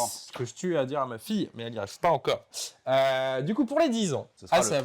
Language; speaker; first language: French; native; French